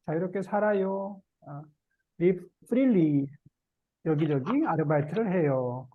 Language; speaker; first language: Korean; native; Korean